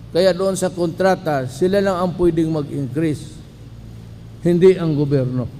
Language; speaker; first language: Filipino; non-native, local second language; Cebuano